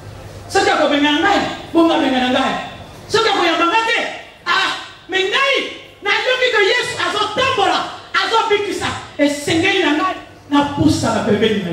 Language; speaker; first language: French; non-native, local second language; Lingala